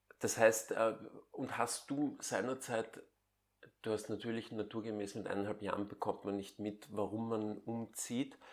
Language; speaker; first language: German; native; German